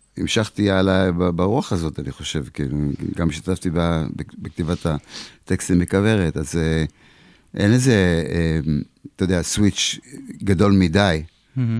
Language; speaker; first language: Hebrew; early bilingual, other home language; Polish